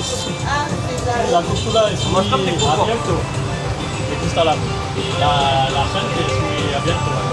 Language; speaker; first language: Spanish; non-native, learner; French